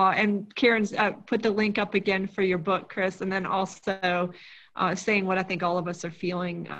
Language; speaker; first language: English; native; English